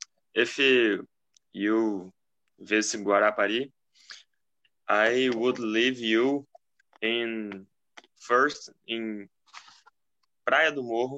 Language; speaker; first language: English; non-native, learner; Portuguese